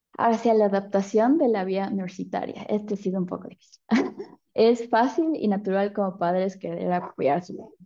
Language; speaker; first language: Spanish; early bilingual, heritage; Spanish